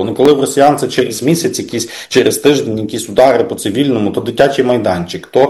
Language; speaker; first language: Ukrainian; native; Ukrainian